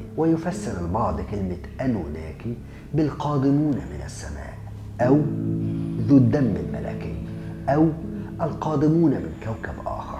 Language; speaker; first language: Arabic; native; Arabic